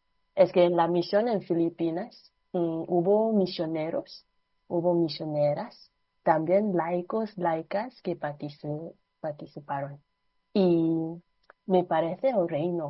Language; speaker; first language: Spanish; non-native, fluent; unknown